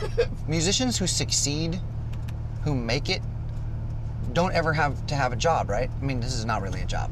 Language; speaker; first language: English; native; English